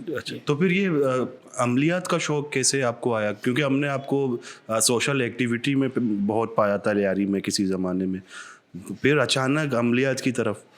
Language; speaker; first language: Urdu; non-native, local second language; Baluchi